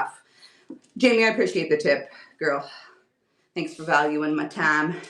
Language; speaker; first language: English; native; English